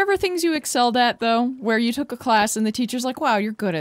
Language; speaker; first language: English; native; English